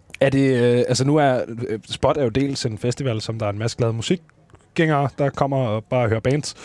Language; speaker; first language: Danish; native; Danish